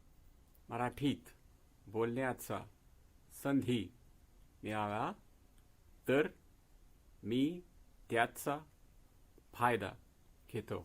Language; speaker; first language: Marathi; non-native, learner; Spanish